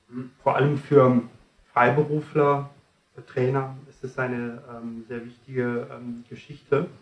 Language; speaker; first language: German; non-native, fluent; French